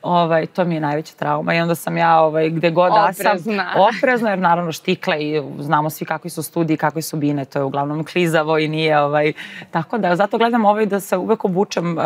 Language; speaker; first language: Serbian; native; Serbian